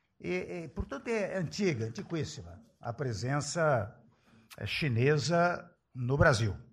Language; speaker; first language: Portuguese; early bilingual, other home language; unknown